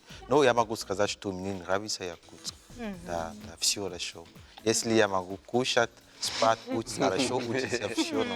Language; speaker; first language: Russian; non-native, learner; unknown